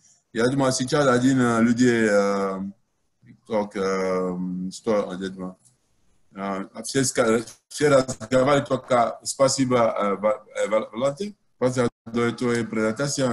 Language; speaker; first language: Russian; non-native, learner; French